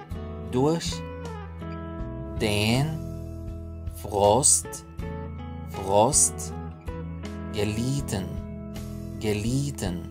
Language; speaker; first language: German; non-native, fluent; Arabic